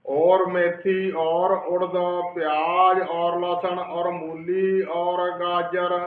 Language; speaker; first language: Hindi; non-native, local second language; Punjabi